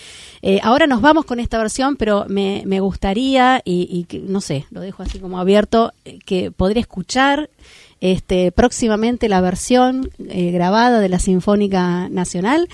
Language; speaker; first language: Spanish; native; Spanish